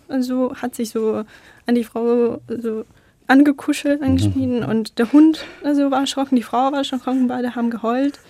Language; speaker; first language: German; non-native, fluent; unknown